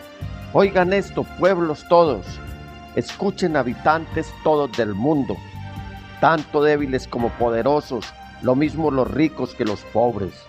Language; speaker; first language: Spanish; native; Spanish